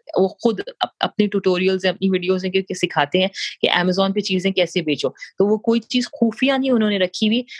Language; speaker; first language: Urdu; native; Urdu